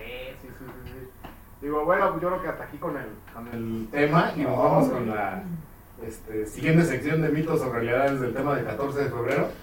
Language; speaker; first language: Spanish; native; Spanish